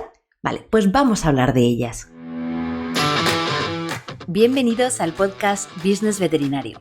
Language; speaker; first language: Spanish; native; Spanish